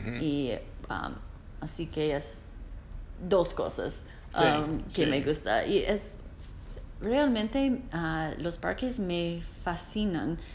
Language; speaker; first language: Spanish; non-native, learner; English